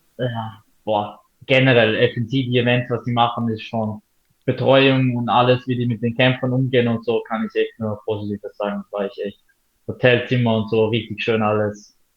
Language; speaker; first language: German; native; German